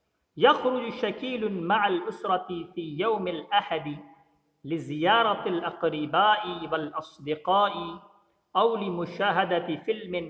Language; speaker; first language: Arabic; non-native, fluent; Urdu